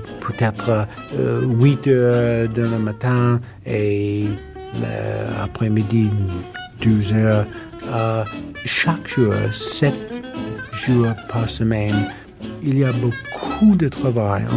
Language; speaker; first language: French; non-native, learner; English